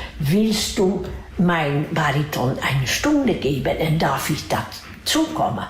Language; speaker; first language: German; non-native, fluent; Dutch